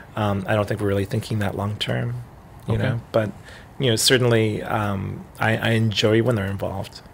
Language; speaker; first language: English; native; English